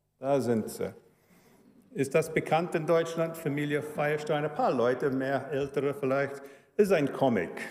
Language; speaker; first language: German; early bilingual, heritage; German